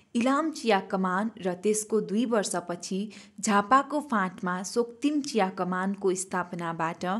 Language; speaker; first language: Nepali; native; Nepali